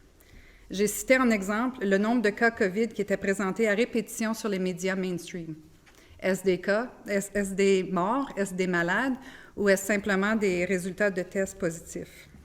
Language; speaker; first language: French; native; French